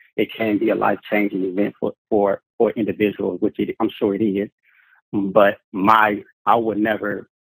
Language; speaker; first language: English; native; English